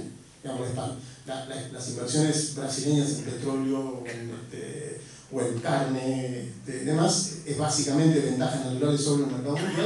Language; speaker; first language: Spanish; native; Spanish